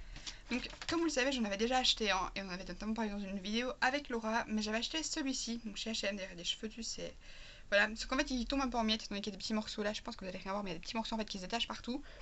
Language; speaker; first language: French; native; French